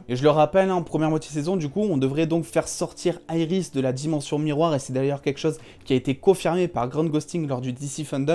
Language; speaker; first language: French; native; French